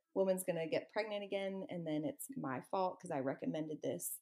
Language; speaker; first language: English; native; English